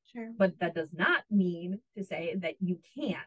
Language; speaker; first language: English; non-native, fluent; Russian